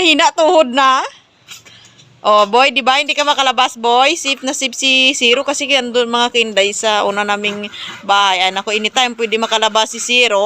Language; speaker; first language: Filipino; non-native, local second language; Cebuano